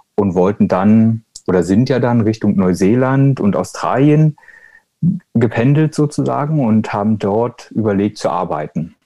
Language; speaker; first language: German; native; German